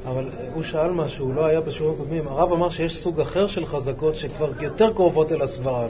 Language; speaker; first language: Hebrew; native; Hebrew